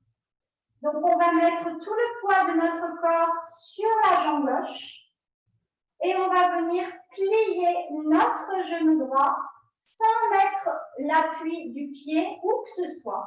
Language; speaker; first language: French; native; French